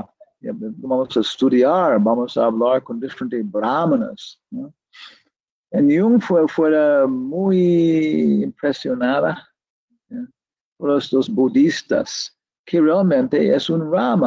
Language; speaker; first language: Spanish; non-native, learner; English